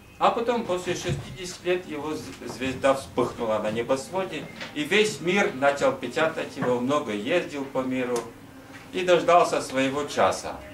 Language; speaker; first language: Russian; non-native, local second language; Udmurt